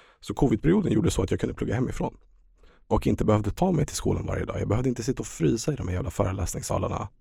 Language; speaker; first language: Swedish; early bilingual, other home language; Estonian